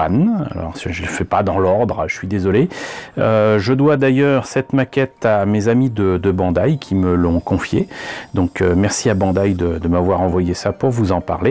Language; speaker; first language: French; native; French